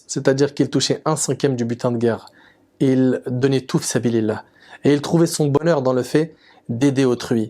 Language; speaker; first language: French; native; French